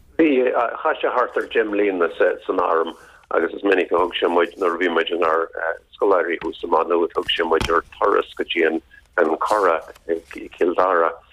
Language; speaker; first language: Irish; native; Irish